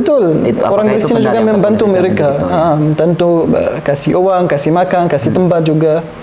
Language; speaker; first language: Indonesian; non-native, learner; Arabic